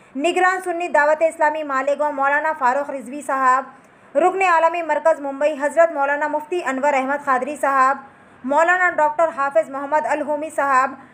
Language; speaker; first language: Urdu; native; Urdu